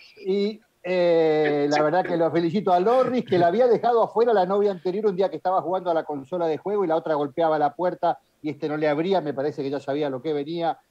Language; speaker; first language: Spanish; native; Spanish